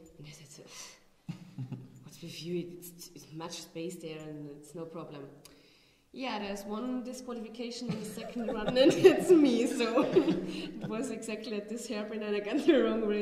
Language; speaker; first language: English; non-native, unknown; German